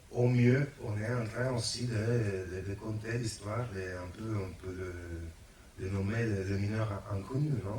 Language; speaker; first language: French; non-native, fluent; Italian